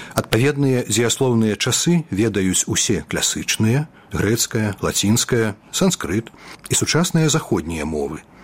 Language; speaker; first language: Belarusian; native; Belarusian